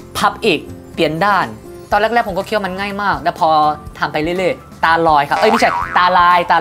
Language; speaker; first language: Thai; non-native, fluent; Korean